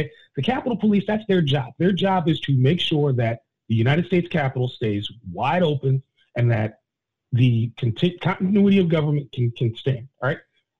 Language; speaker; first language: English; native; English